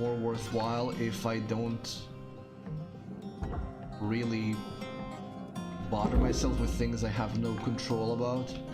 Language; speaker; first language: English; native; English